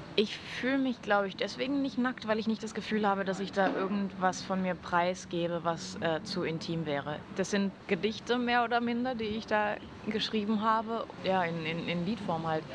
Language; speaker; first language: German; native; German